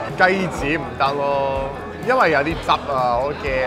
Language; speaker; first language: Chinese; non-native, fluent; English